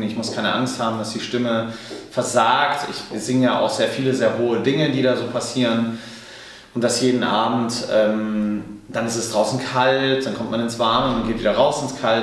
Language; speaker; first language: German; native; German